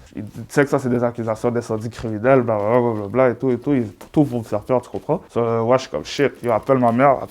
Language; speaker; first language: French; native; French